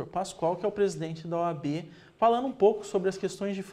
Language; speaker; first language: Portuguese; native; Portuguese